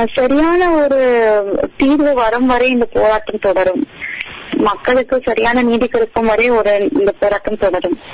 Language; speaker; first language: Tamil; non-native, local second language; Telugu